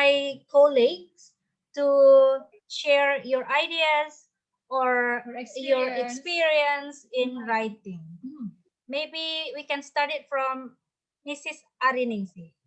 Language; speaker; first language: English; non-native, fluent; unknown